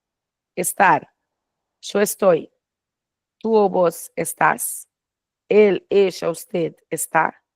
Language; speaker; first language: Spanish; non-native, fluent; Portuguese